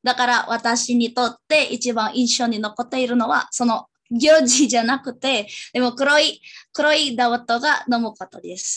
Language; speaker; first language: Japanese; non-native, learner; Indonesian